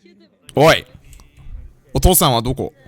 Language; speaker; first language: Japanese; non-native, learner; English